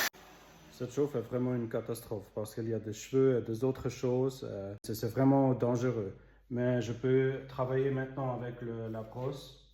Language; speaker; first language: French; non-native, local second language; German